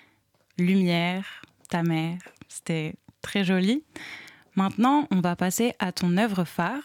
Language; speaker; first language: French; native; French